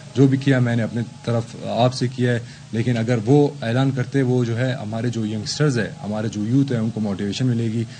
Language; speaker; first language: Urdu; non-native, local second language; Baluchi